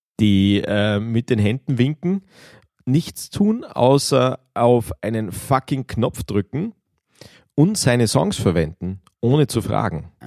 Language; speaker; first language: German; native; German